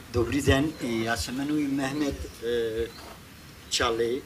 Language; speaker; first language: Czech; non-native, fluent; Kurdish